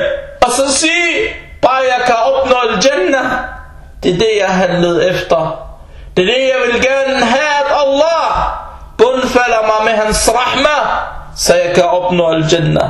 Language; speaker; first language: Danish; early bilingual, other home language; Arabic